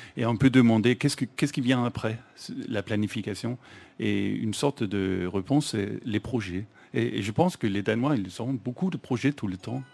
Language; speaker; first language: French; non-native, fluent; Danish